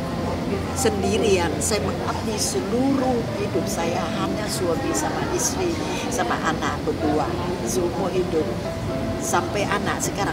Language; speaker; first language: Indonesian; non-native, fluent; Vietnamese